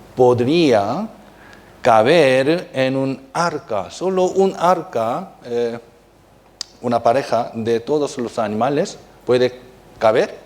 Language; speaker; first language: Spanish; non-native, fluent; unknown